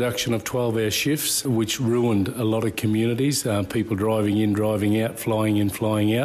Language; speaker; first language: English; native; English